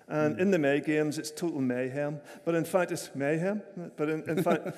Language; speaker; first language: English; native; English